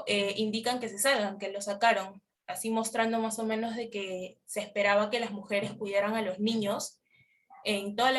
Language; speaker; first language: Spanish; native; Spanish